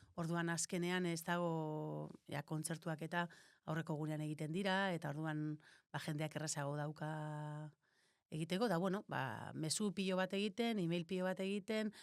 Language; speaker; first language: Basque; native; Basque